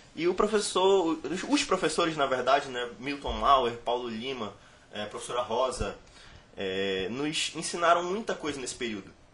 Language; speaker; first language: Portuguese; native; Portuguese